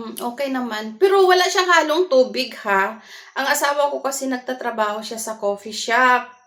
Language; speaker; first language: Filipino; non-native, local second language; Cebuano